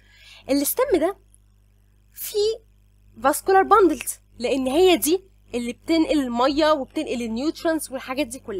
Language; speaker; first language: Arabic; native; Arabic